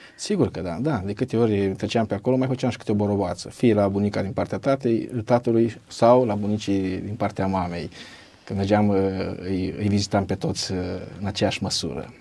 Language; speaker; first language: Romanian; native; Romanian